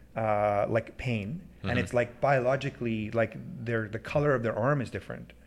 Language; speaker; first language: English; early bilingual, other home language; Persian